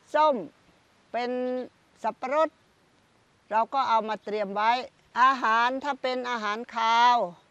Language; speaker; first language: Thai; non-native, local second language; Khmer